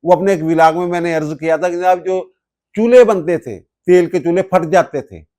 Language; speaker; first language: Urdu; non-native, local second language; Punjabi